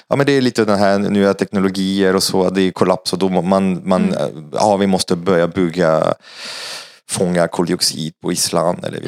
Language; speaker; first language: Swedish; non-native, fluent; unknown